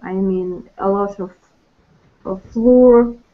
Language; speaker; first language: English; non-native, learner; Russian